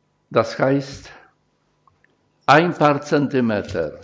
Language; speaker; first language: German; non-native, fluent; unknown